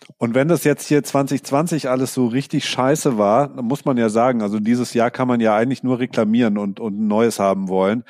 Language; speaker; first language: German; native; German